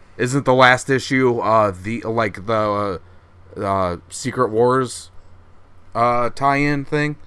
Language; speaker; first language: English; native; English